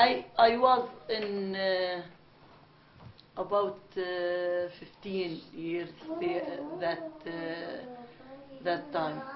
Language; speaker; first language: English; non-native, learner; Arabic